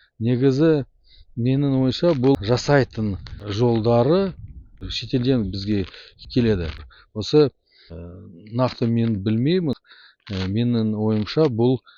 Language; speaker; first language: Kazakh; non-native, local second language; Russian